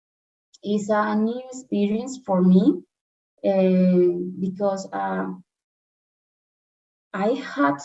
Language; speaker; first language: English; non-native, learner; Spanish